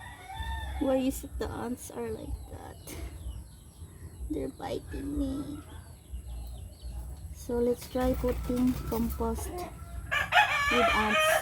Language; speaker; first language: English; non-native, local second language; Filipino